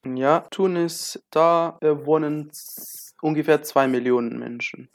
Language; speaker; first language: German; non-native, learner; Arabic